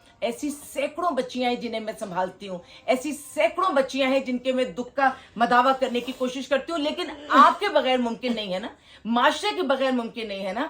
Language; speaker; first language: Urdu; native; Urdu